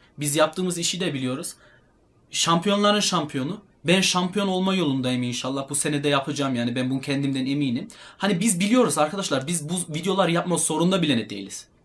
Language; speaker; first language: Turkish; early bilingual, heritage; Turkish